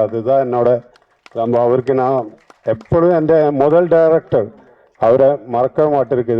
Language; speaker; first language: Tamil; non-native, learner; Malayalam